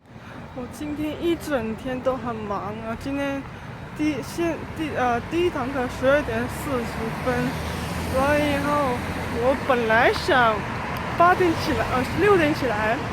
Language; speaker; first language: Chinese; early bilingual, heritage; Chinese